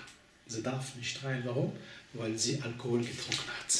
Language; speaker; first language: German; non-native, fluent; Arabic